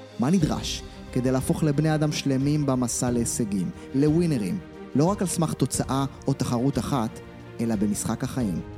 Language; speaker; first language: Hebrew; native; Hebrew